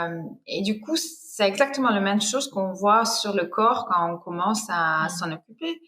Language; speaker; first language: French; non-native, fluent; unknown